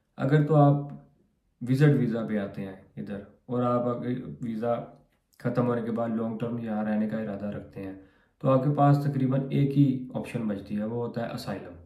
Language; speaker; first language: Urdu; non-native, local second language; Punjabi